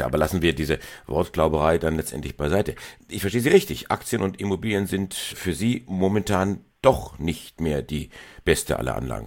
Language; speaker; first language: German; native; German